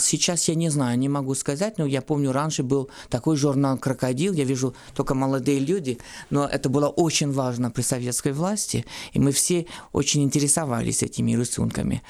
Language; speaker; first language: Russian; non-native, fluent; French